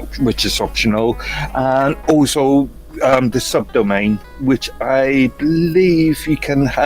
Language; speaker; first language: English; native; English